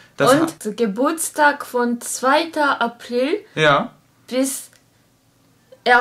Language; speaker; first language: German; non-native, learner; Japanese